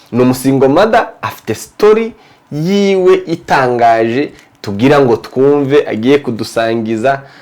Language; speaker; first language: Kinyarwanda; native; Kinyarwanda